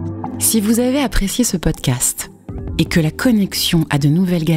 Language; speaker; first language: French; native; French